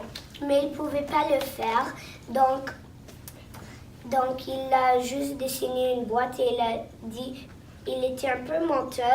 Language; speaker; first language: French; non-native, local second language; English